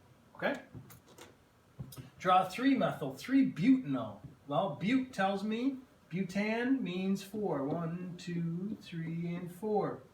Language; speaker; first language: English; native; English